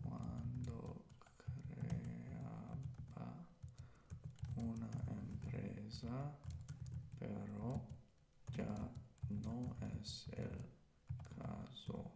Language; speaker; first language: Spanish; non-native, learner; English